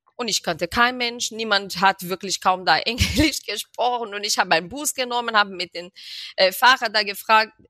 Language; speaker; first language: German; non-native, fluent; Portuguese